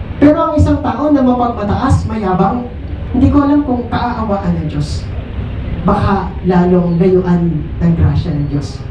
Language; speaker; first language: Filipino; native; Filipino